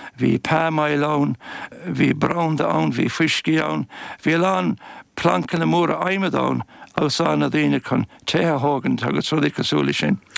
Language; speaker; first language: Irish; native; Irish